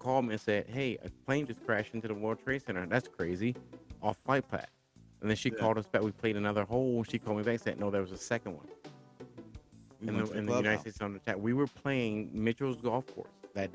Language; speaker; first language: English; native; English